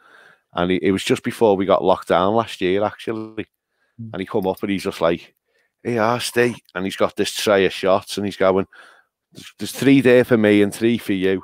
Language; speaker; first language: English; native; English